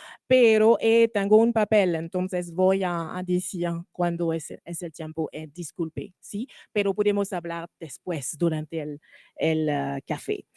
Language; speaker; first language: Spanish; non-native, learner; French